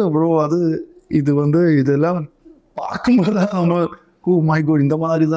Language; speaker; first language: Tamil; non-native, learner; Malayalam